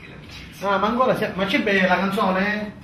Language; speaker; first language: Italian; native; Italian